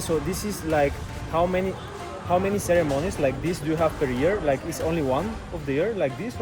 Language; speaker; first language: English; non-native, fluent; Bulgarian